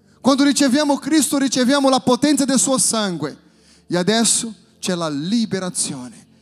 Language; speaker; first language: Italian; non-native, fluent; Portuguese